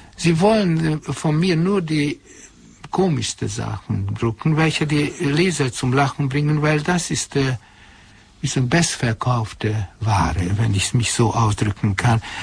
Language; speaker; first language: German; non-native, fluent; Hungarian